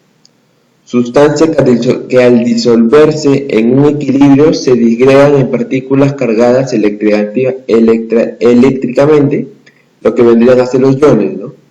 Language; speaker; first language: Spanish; native; Spanish